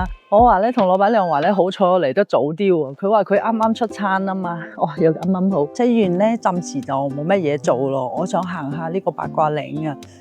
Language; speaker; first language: Chinese; non-native, local second language; Hakka Chinese